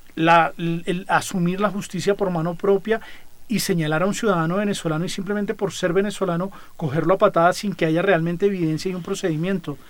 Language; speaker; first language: Spanish; native; Spanish